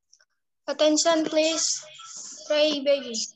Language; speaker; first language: English; non-native, learner; Indonesian